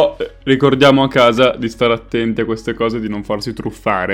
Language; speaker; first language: Italian; native; Italian